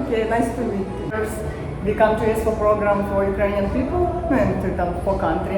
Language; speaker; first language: English; non-native, learner; Ukrainian